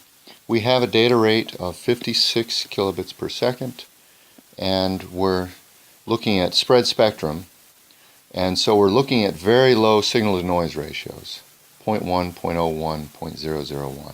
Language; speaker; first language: English; native; English